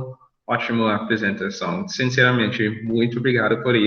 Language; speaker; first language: Portuguese; non-native, learner; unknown